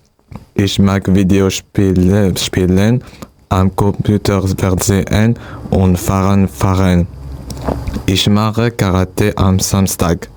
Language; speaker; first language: German; non-native, learner; French